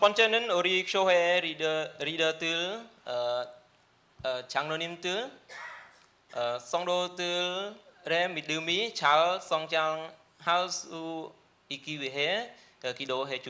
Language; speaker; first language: Korean; non-native, learner; Khmer